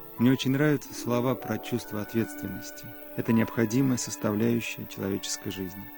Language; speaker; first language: Russian; native; Russian